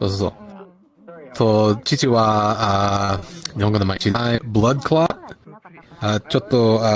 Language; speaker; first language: Japanese; non-native, learner; Spanish